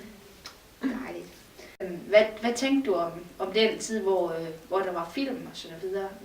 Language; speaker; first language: Danish; native; Danish